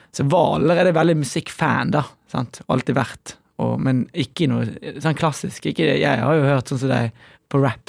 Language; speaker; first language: Norwegian; native; Norwegian